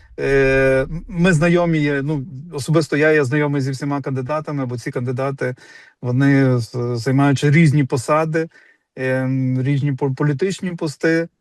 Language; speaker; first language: Ukrainian; native; Ukrainian